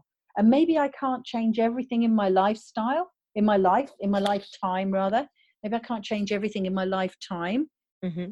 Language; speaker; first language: English; native; English